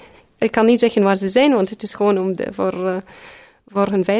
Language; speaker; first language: Dutch; early bilingual, other home language; Arabic